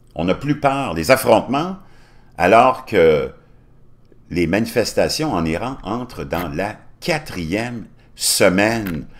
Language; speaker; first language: French; native; French